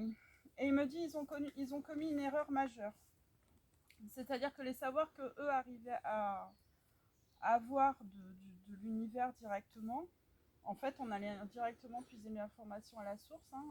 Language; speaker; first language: French; native; French